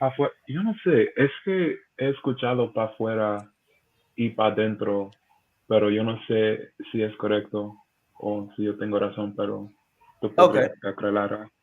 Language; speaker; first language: Spanish; non-native, learner; English